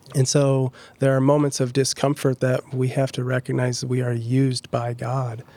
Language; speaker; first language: English; native; English